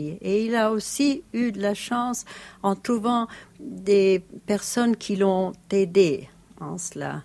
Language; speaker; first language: French; non-native, fluent; Italian